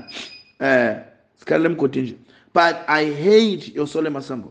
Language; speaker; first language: English; non-native, local second language; Zulu